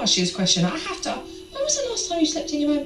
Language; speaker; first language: English; native; English